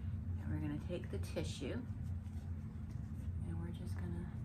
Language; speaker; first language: English; native; English